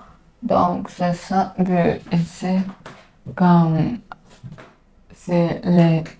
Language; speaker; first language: French; non-native, learner; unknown